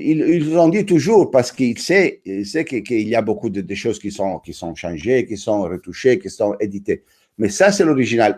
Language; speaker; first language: French; non-native, fluent; Italian